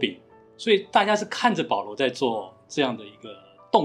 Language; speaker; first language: Chinese; native; Chinese